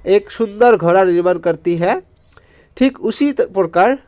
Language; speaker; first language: Hindi; non-native, local second language; Assamese